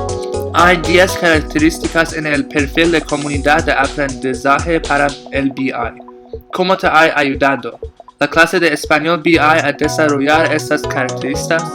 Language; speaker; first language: Spanish; non-native, learner; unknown